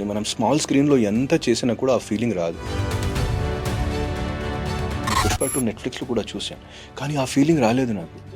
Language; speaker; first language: Telugu; non-native, fluent; Hindi